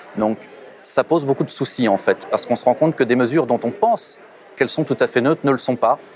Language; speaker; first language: French; native; French